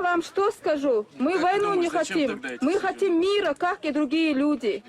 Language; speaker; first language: Russian; non-native, local second language; Chechen